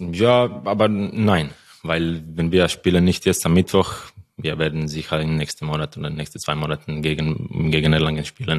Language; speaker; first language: German; non-native, learner; Croatian